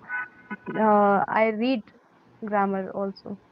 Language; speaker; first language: English; non-native, learner; Hindi